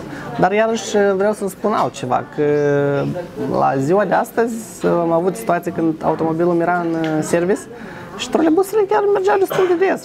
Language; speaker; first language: Romanian; native; Romanian